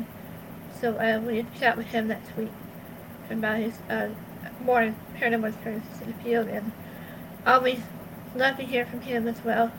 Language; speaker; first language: English; native; English